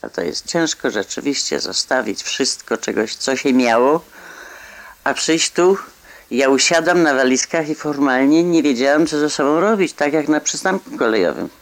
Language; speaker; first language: Polish; native; Polish